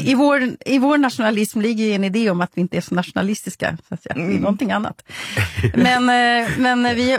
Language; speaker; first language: Swedish; native; Swedish